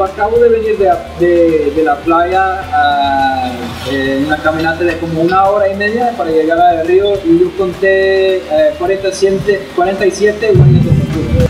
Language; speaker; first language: Spanish; non-native, fluent; English